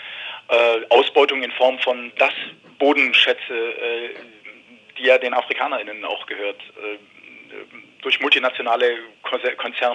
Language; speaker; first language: German; native; German